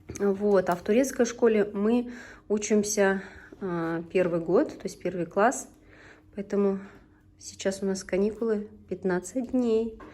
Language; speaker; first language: Russian; non-native, local second language; Tatar